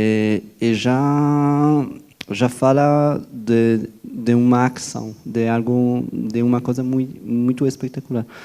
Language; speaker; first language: Portuguese; non-native, fluent; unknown